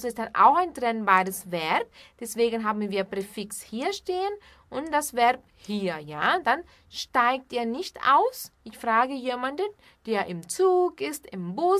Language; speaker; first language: German; non-native, fluent; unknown